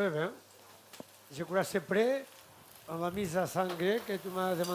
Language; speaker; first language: French; non-native, fluent; Catalan